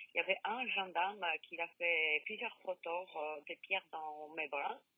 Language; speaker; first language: French; non-native, fluent; Polish